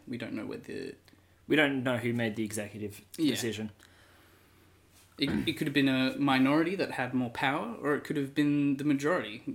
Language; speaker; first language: English; native; English